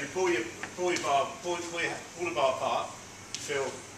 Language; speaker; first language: English; native; English